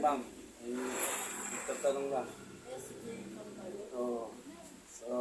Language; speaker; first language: Filipino; native; Filipino